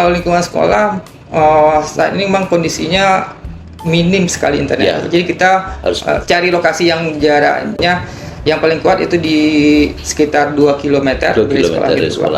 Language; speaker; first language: Indonesian; native; Indonesian